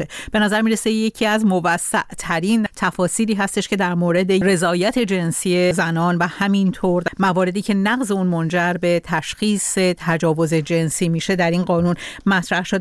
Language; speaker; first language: Persian; native; Persian